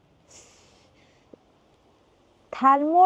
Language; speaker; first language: Korean; non-native, learner; Thai